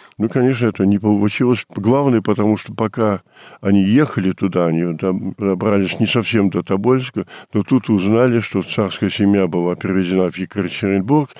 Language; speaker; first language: Russian; early bilingual, heritage; Russian